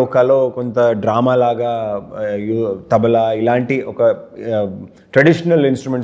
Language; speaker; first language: Telugu; non-native, learner; Kannada